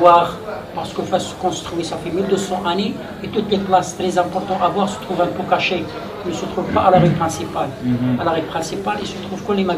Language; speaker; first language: French; non-native, local second language; Arabic